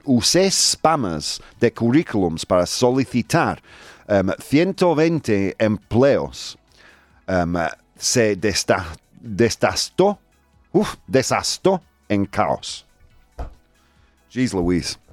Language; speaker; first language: Spanish; non-native, fluent; English